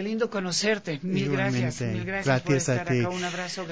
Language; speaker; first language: Spanish; native; Spanish